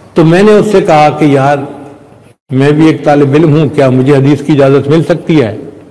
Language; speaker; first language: Urdu; non-native, local second language; Punjabi